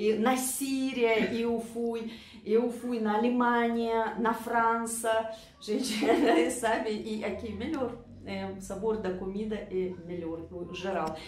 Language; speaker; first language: Portuguese; non-native, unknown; Russian